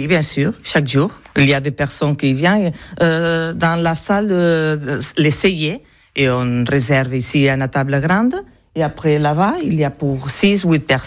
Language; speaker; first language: French; non-native, learner; Catalan